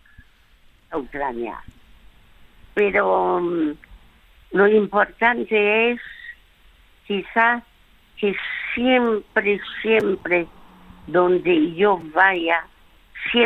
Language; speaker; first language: Spanish; early bilingual, other home language; French